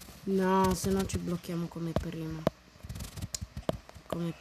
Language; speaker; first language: Italian; early bilingual, other home language; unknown